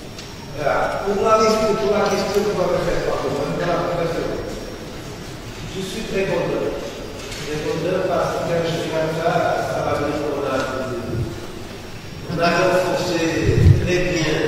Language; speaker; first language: French; non-native, learner; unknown